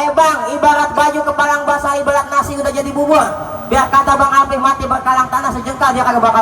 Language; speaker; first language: Indonesian; native; Indonesian